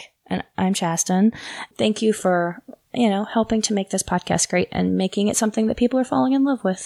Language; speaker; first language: English; native; English